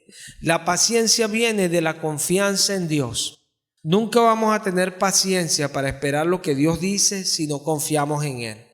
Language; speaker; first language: Spanish; native; Spanish